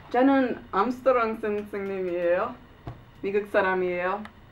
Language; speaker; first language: Korean; non-native, learner; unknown